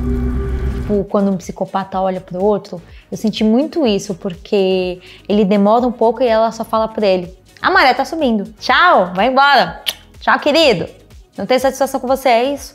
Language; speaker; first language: Portuguese; native; Portuguese